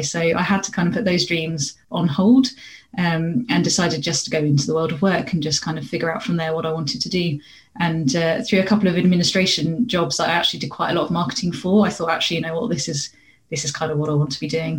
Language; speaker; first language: English; native; English